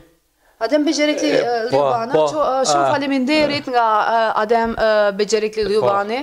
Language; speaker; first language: Albanian; native; Albanian